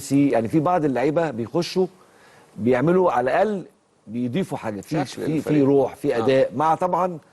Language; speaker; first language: Arabic; native; Arabic